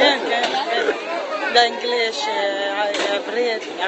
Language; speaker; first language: Hebrew; non-native, learner; Arabic